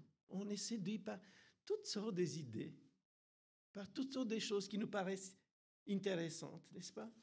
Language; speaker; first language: French; non-native, fluent; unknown